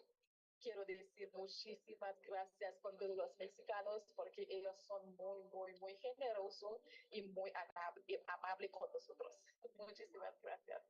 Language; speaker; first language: Spanish; non-native, learner; Haitian Creole